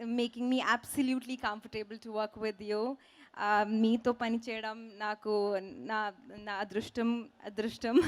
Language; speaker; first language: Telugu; non-native, learner; Hindi